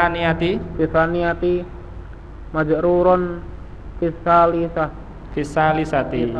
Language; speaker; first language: Arabic; non-native, learner; Indonesian